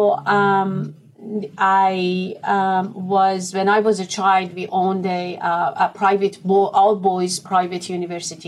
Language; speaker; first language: English; non-native, fluent; Persian